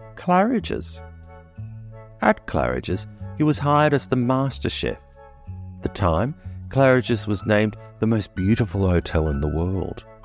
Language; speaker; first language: English; native; English